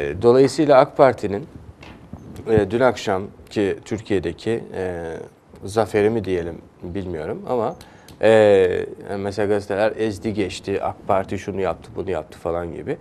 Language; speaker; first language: Turkish; native; Turkish